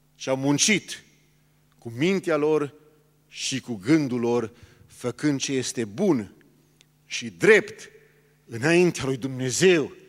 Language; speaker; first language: Romanian; early bilingual, heritage; Romanian